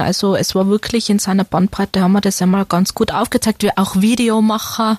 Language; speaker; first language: German; native; German